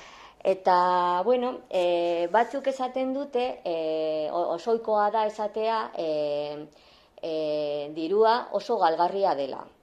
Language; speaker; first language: Basque; non-native, learner; Spanish